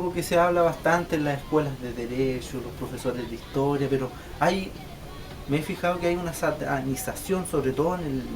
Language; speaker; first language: Spanish; native; Spanish